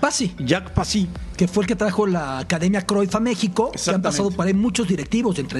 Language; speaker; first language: Spanish; native; Spanish